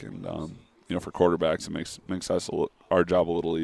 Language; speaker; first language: English; native; English